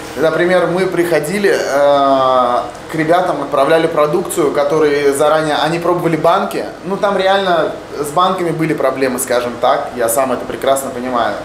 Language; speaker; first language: Russian; native; Russian